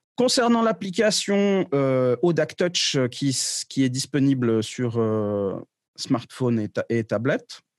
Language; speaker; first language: French; native; French